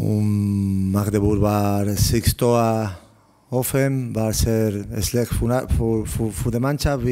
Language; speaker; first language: German; non-native, learner; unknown